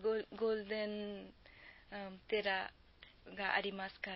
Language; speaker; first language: Japanese; non-native, learner; Bangla